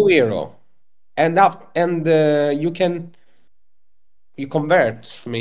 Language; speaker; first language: English; non-native, learner; Italian